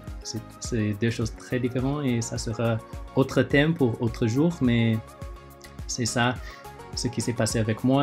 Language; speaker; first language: French; early bilingual, other home language; Chinese